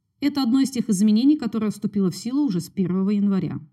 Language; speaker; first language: Russian; native; Russian